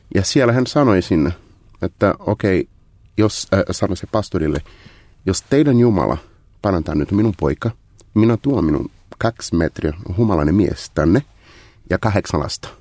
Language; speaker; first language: Finnish; non-native, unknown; Portuguese